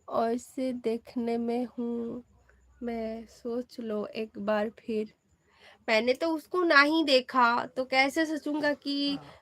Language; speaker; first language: Hindi; non-native, learner; Bangla